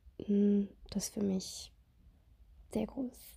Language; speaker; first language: German; non-native, fluent; Russian